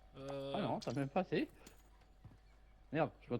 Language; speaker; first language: French; native; French